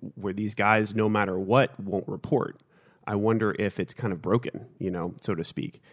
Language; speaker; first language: English; native; English